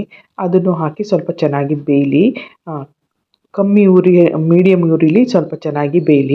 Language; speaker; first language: Kannada; native; Kannada